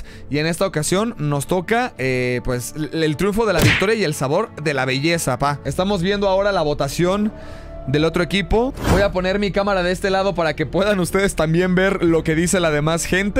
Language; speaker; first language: Spanish; native; Spanish